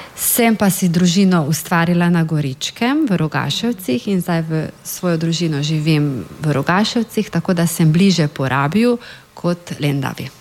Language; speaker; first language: Slovenian; native; Slovenian